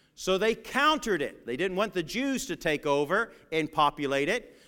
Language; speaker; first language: English; native; English